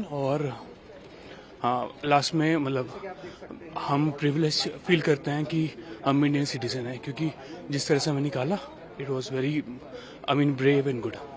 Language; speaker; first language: Hindi; native; Hindi